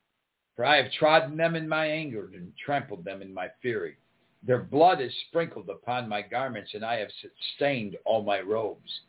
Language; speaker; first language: English; native; English